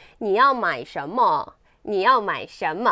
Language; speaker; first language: Chinese; non-native, fluent; Korean